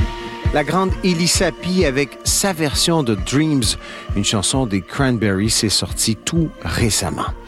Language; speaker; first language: French; native; French